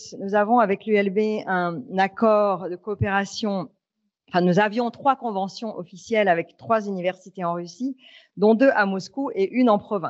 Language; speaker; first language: French; native; French